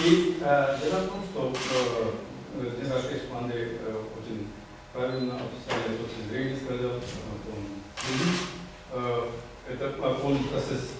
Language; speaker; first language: Russian; non-native, learner; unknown